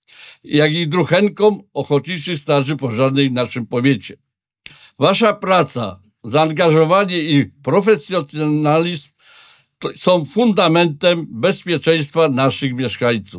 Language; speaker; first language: Polish; native; Polish